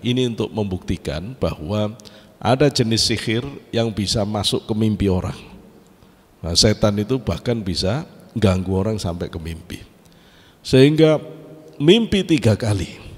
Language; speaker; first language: Indonesian; native; Indonesian